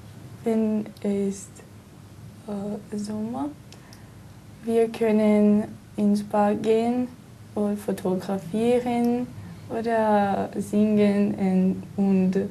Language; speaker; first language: German; non-native, learner; Portuguese